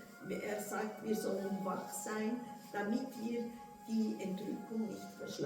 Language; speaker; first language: German; non-native, fluent; Portuguese